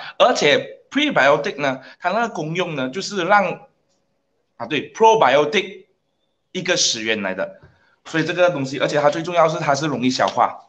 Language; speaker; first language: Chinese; non-native, local second language; English